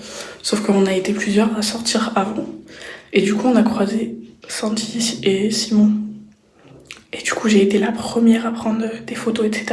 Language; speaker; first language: French; native; French